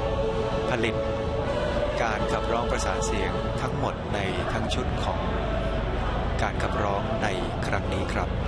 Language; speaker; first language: Thai; native; Thai